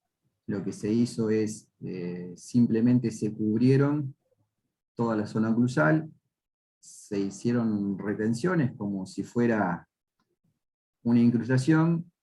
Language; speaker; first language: Spanish; native; Spanish